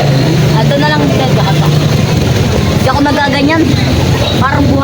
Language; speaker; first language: Filipino; native; Filipino